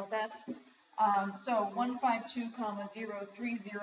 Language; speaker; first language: English; native; English